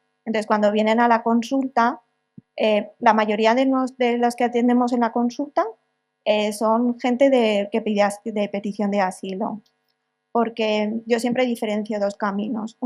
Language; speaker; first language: Spanish; native; Spanish